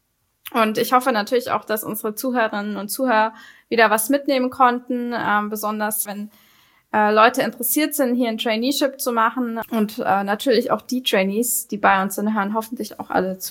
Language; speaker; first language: German; native; German